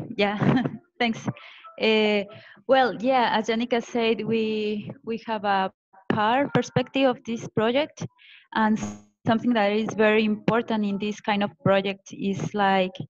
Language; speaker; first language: English; non-native, fluent; Spanish